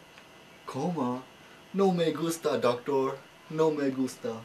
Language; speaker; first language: Spanish; non-native, learner; English